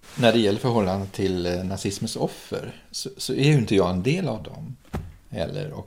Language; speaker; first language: Swedish; early bilingual, other home language; German